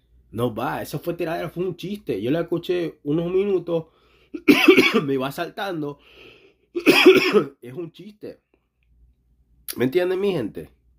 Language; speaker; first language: Spanish; native; Spanish